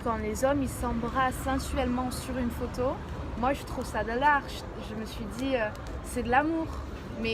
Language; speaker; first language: French; non-native, fluent; Dutch